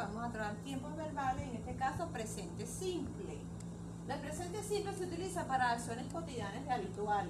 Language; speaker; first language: Spanish; native; Spanish